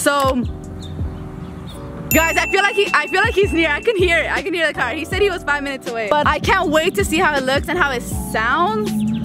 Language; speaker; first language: English; early bilingual, other home language; Spanish